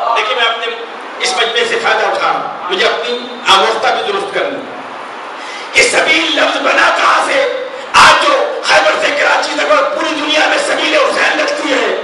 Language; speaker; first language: Urdu; native; Urdu